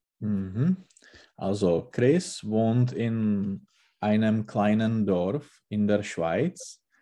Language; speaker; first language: German; non-native, learner; Czech